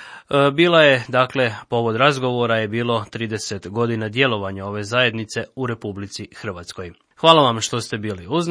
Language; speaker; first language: Serbian; native; Serbian